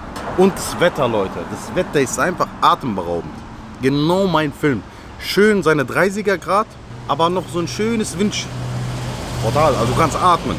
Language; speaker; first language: German; non-native, local second language; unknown